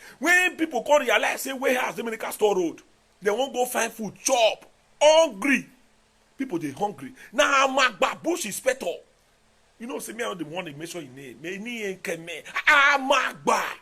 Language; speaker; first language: Nigerian Pidgin; native; Nigerian Pidgin